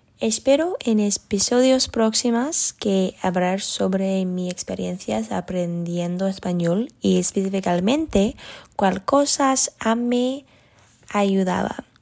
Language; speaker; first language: Spanish; non-native, learner; English